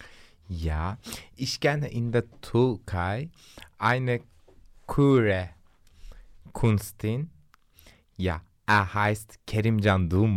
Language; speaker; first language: German; non-native, learner; Turkish